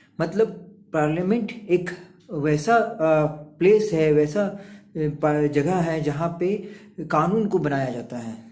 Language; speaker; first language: Hindi; native; Hindi